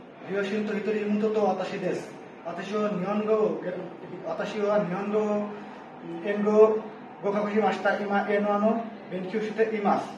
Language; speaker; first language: Japanese; non-native, learner; Bangla